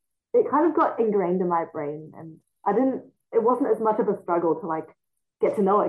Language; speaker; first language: English; non-native, fluent; Chinese